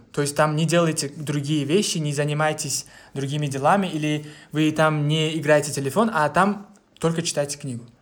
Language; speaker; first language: Russian; non-native, local second language; Uzbek